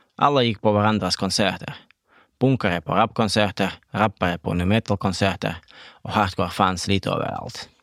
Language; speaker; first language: Swedish; non-native, fluent; Russian